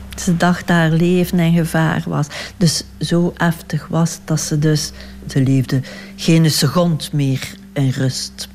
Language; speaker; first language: Dutch; native; Dutch